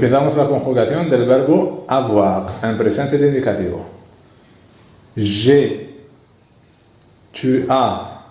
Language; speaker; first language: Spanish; non-native, fluent; Arabic